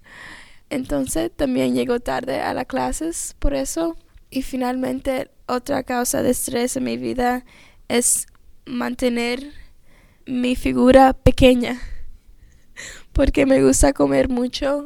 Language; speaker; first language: Spanish; non-native, learner; English